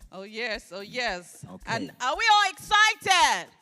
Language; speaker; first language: English; non-native, local second language; Igbo